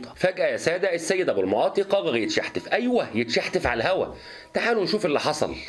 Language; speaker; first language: Arabic; native; Arabic